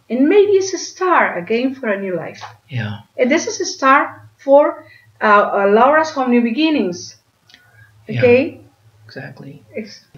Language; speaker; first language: English; non-native, learner; Spanish